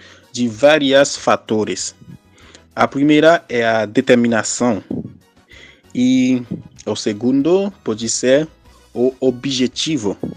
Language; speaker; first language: Portuguese; non-native, fluent; Haitian Creole